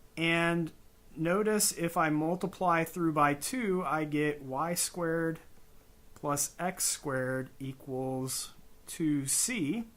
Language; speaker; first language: English; native; English